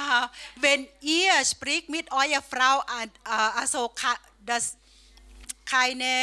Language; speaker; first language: German; non-native, learner; Thai